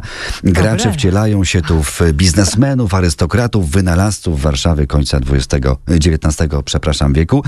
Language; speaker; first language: Polish; native; Polish